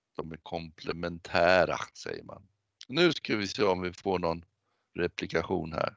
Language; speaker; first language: Swedish; native; Swedish